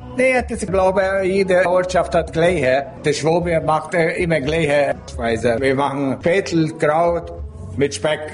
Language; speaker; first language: German; non-native, local second language; Hungarian